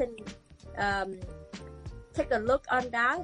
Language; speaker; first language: English; non-native, learner; Vietnamese